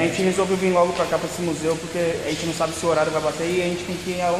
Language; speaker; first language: Portuguese; native; Portuguese